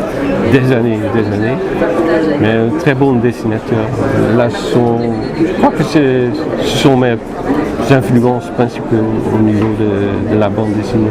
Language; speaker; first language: French; non-native, fluent; Dutch